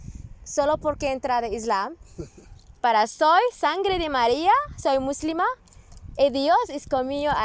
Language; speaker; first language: Spanish; non-native, learner; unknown